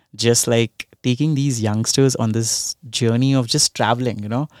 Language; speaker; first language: English; non-native, local second language; Hindi